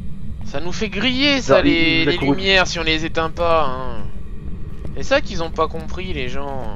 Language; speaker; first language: French; native; French